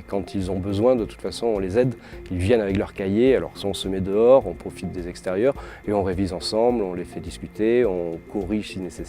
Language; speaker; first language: French; native; French